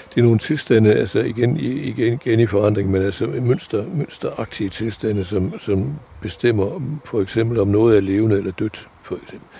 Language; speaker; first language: Danish; native; Danish